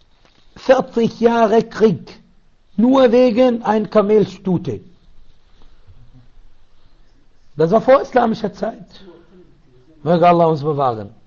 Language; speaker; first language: German; non-native, learner; Arabic